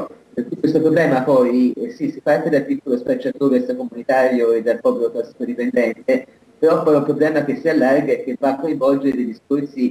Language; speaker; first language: Italian; native; Italian